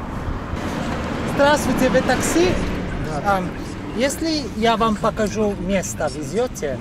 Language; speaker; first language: Russian; non-native, learner; Italian